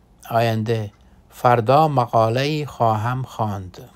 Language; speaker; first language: Persian; non-native, fluent; Urdu